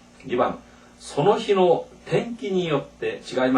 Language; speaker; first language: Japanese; non-native, fluent; Korean